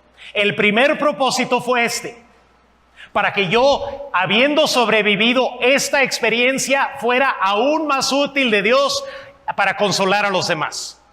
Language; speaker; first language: Spanish; non-native, fluent; English